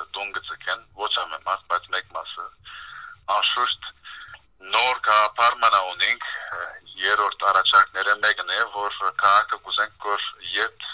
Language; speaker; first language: Armenian; early bilingual, heritage; Armenian